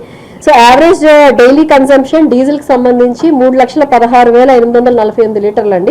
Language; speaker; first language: Telugu; native; Telugu